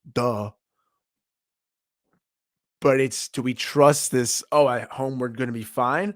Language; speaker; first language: English; native; English